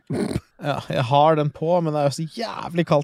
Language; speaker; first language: Norwegian; native; Norwegian